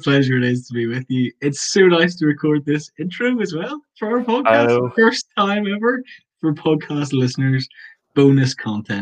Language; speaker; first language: English; native; English